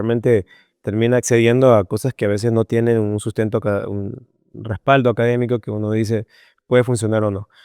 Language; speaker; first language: Spanish; native; Spanish